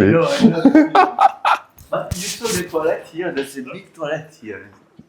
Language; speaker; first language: English; non-native, learner; Italian